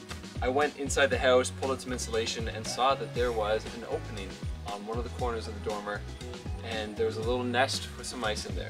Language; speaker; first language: English; native; English